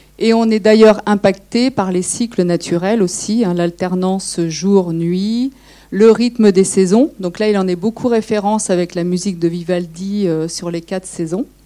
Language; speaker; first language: French; native; French